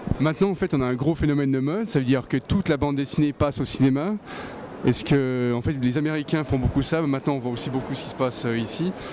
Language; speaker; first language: French; native; French